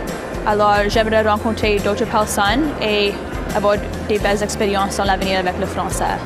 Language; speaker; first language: French; non-native, local second language; English